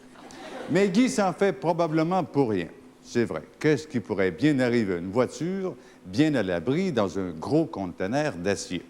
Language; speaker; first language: French; native; French